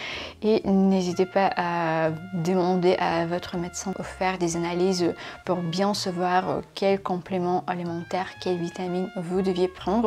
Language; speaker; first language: French; non-native, fluent; Russian